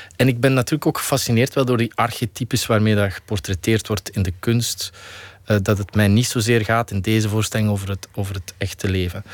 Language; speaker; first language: Dutch; native; Dutch